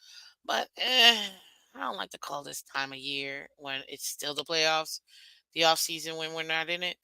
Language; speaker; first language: English; native; English